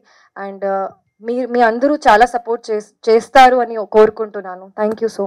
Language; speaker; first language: Telugu; non-native, fluent; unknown